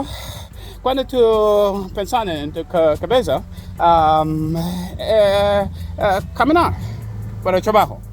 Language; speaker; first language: Spanish; non-native, learner; English